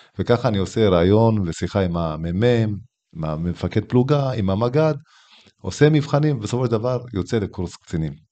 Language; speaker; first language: Hebrew; early bilingual, other home language; Tigrinya